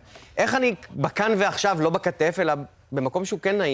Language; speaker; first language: Hebrew; native; Hebrew